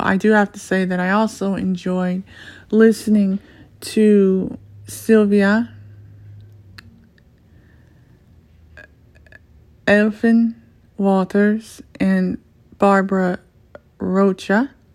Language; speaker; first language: English; native; English